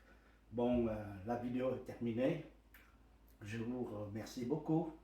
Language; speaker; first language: French; non-native, learner; Vietnamese